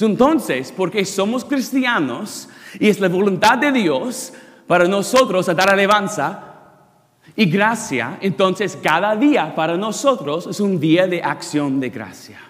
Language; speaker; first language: Spanish; non-native, learner; English